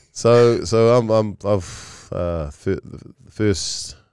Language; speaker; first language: English; early bilingual, other home language; Tongan